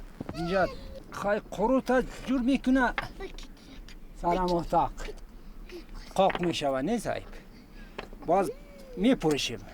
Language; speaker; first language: Persian; non-native, local second language; Kyrgyz